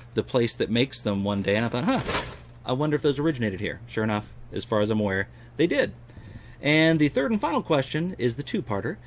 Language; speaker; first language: English; native; English